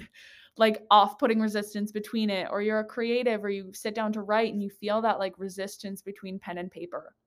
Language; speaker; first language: English; native; English